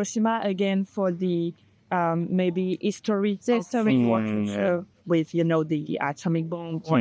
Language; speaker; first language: English; non-native, learner; French